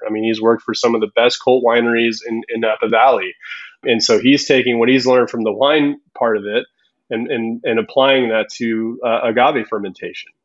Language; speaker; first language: English; early bilingual, other home language; Spanish